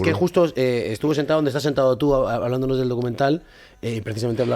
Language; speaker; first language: Spanish; native; Spanish